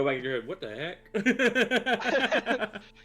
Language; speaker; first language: English; native; English